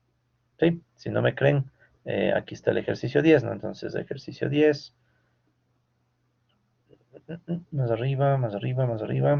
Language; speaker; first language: Spanish; native; Spanish